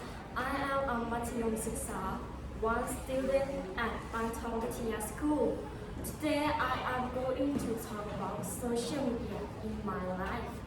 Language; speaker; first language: English; non-native, learner; Thai